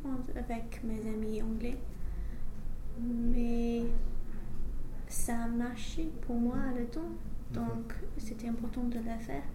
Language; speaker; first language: French; non-native, learner; English